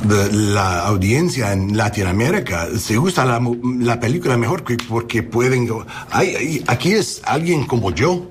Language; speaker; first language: Spanish; non-native, learner; English